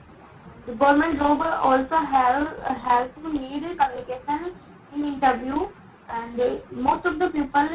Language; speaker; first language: English; non-native, learner; Hindi